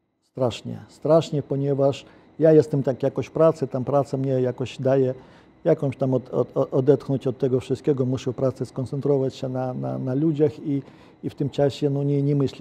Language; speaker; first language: Polish; non-native, fluent; Ukrainian